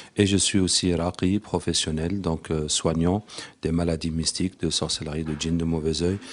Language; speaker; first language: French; non-native, local second language; Arabic